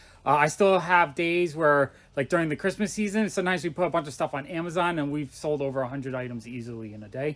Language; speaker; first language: English; native; English